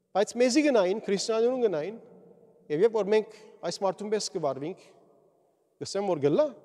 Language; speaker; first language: Armenian; early bilingual, heritage; Armenian